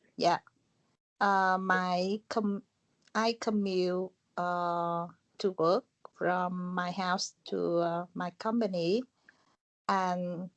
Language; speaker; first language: English; non-native, learner; Vietnamese